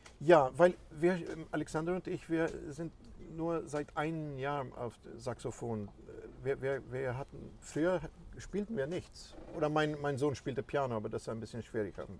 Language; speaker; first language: German; non-native, fluent; Swedish